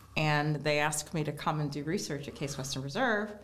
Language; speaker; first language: English; native; English